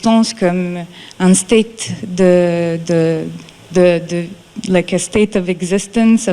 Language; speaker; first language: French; non-native, fluent; Arabic